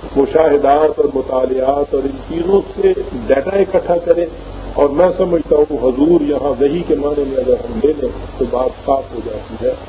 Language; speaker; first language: Urdu; native; Urdu